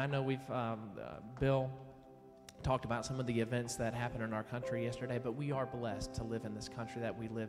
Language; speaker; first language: English; native; English